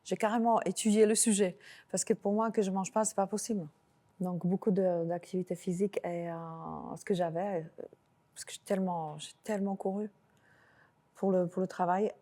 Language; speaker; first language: French; non-native, fluent; Slovak